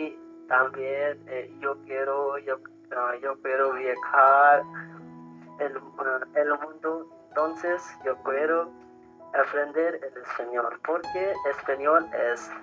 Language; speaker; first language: Spanish; non-native, learner; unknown